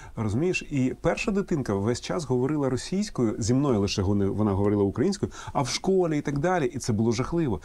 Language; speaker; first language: Ukrainian; non-native, local second language; Russian